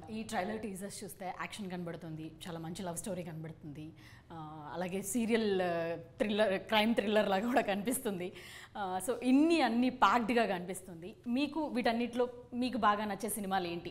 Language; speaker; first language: Telugu; native; Telugu